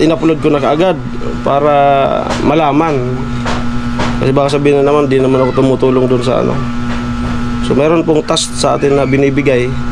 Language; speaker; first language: Filipino; non-native, local second language; Bikol